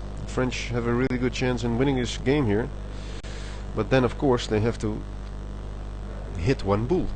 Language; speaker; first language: English; non-native, fluent; Dutch